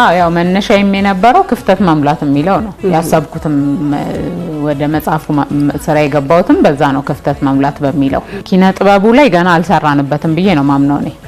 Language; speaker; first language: Amharic; non-native, local second language; Oromo